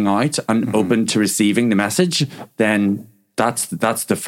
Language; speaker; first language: English; native; English